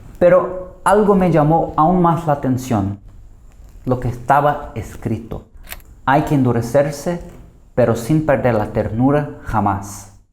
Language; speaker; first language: Spanish; non-native, fluent; Portuguese